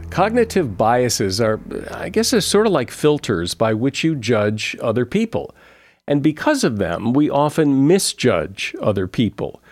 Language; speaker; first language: English; native; English